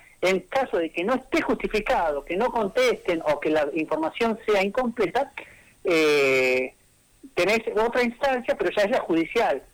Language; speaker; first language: Spanish; native; Spanish